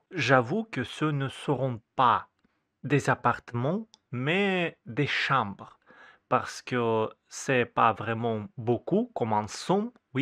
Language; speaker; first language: French; non-native, fluent; Russian